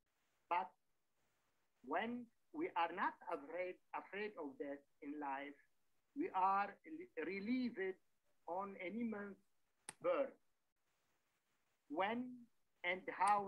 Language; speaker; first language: English; non-native, learner; Arabic